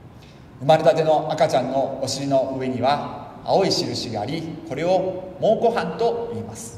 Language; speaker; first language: Japanese; native; Japanese